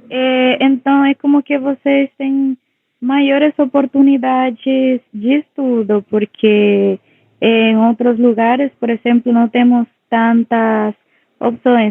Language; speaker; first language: Portuguese; non-native, local second language; Spanish